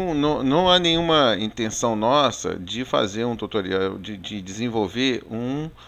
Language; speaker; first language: Portuguese; native; Portuguese